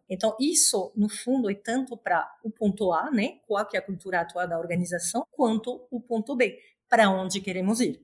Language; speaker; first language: Portuguese; non-native, fluent; Spanish